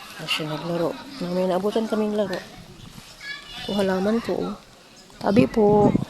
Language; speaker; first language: Filipino; native; Filipino